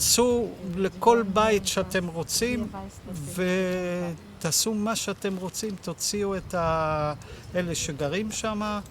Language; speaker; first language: Hebrew; non-native, fluent; Dutch